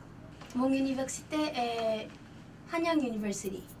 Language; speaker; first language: French; non-native, learner; Korean